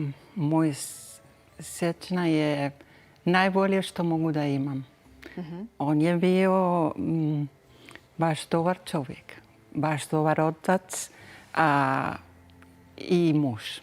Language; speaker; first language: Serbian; early bilingual, heritage; Spanish